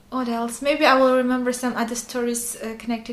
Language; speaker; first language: English; non-native, fluent; Armenian